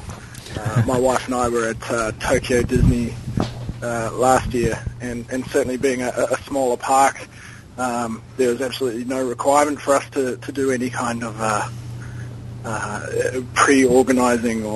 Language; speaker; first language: English; native; English